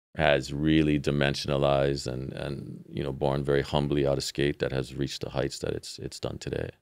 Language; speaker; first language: English; native; English